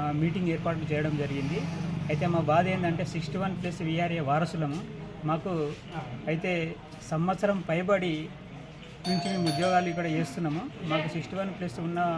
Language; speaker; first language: Telugu; native; Telugu